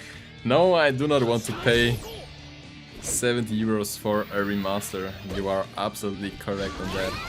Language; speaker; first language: English; non-native, fluent; German